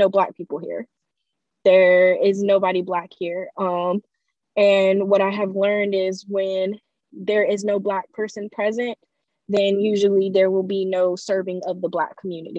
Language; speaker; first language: English; native; English